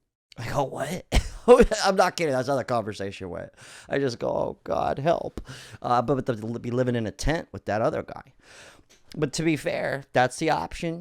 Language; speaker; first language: English; native; English